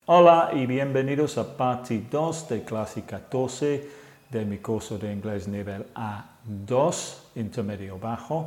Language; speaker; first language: Spanish; non-native, fluent; English